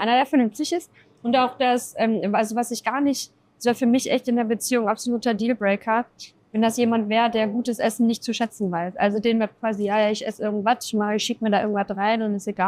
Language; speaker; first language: German; native; German